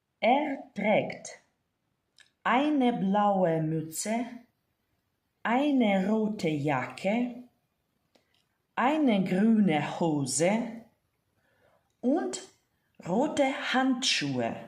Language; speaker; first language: German; non-native, fluent; Ukrainian